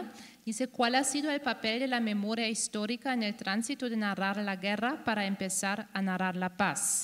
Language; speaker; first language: Spanish; non-native, fluent; German